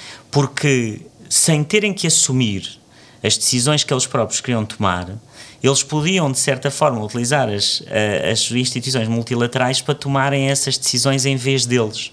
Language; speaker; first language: Portuguese; native; Portuguese